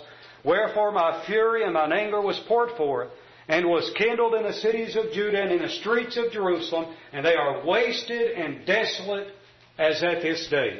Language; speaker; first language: English; native; English